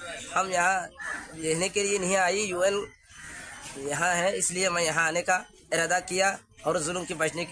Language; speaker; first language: Hindi; non-native, learner; Rohingya